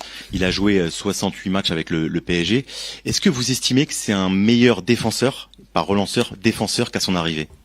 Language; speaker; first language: French; native; French